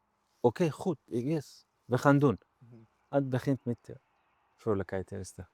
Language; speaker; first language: Dutch; non-native, learner; Arabic